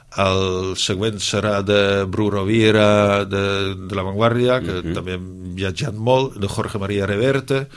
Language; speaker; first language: Catalan; non-native, fluent; Dutch